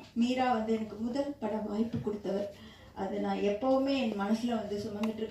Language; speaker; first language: Tamil; native; Tamil